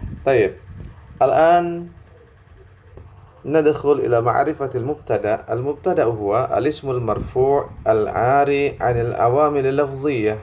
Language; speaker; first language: Arabic; non-native, fluent; Indonesian